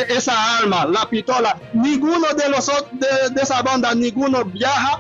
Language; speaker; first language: Spanish; non-native, learner; Haitian Creole